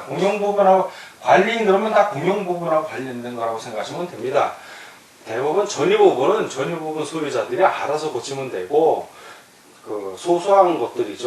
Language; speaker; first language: Korean; native; Korean